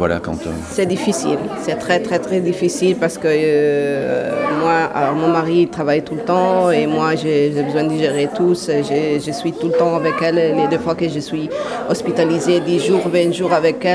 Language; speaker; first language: French; non-native, learner; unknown